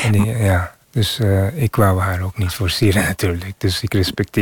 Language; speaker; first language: Dutch; non-native, fluent; Persian